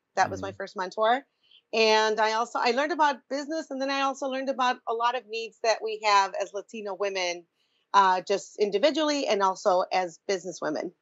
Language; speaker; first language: English; native; English